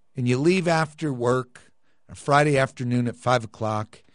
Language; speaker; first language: English; native; English